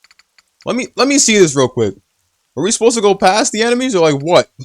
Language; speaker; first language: English; native; English